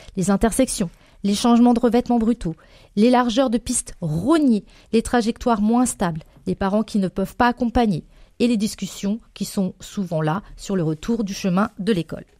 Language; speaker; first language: French; native; French